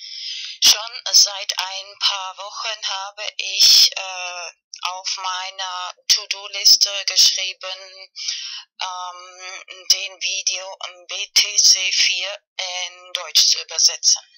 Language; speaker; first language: German; non-native, learner; Spanish